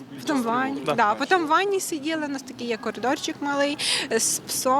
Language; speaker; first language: Ukrainian; native; Ukrainian